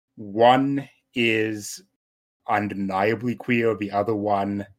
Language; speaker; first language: English; native; English